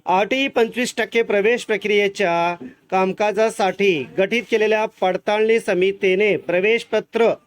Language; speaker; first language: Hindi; non-native, local second language; Marathi